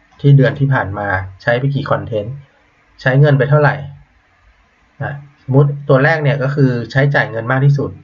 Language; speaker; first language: Thai; native; Thai